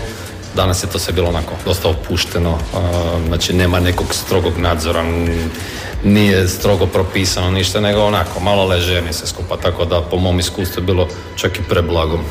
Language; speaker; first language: Serbian; native; Serbian